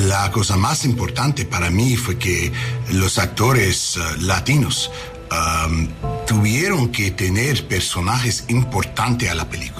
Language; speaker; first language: Spanish; non-native, learner; English